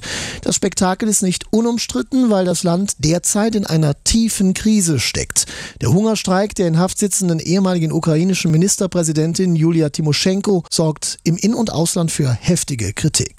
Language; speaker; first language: German; native; German